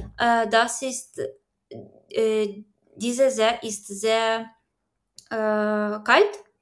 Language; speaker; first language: German; non-native, learner; Ukrainian